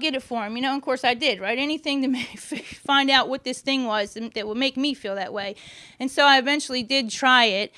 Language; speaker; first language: English; native; English